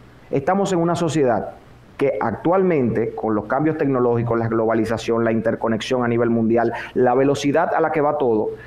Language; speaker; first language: Spanish; native; Spanish